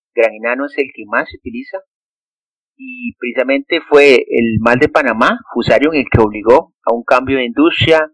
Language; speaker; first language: Spanish; native; Spanish